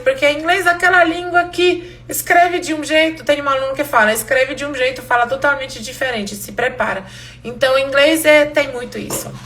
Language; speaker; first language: Portuguese; non-native, fluent; English